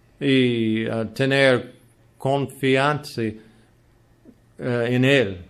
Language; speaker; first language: Spanish; non-native, learner; English